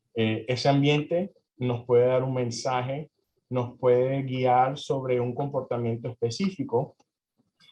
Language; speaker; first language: Spanish; early bilingual, heritage; Spanish